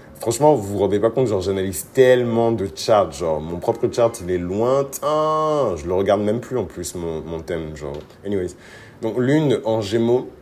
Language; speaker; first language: French; early bilingual, other home language; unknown